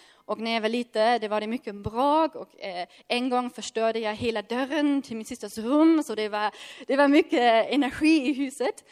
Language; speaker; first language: Swedish; non-native, fluent; German